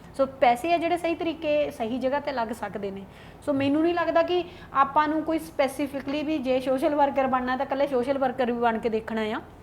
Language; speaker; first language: Punjabi; native; Punjabi